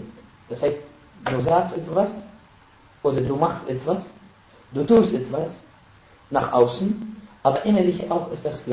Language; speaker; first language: German; non-native, fluent; Arabic